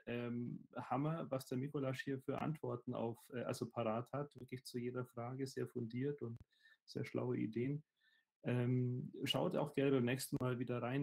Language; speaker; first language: German; native; German